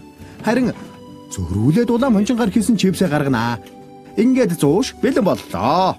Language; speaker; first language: Mongolian; native; Mongolian